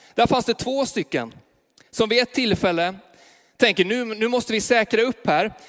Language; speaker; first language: Swedish; native; Swedish